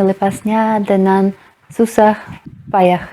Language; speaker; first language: Indonesian; non-native, fluent; Russian